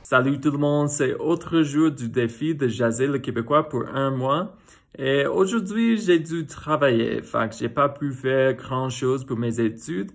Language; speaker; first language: French; non-native, fluent; English